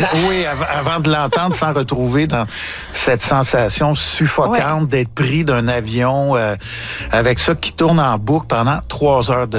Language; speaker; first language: French; native; French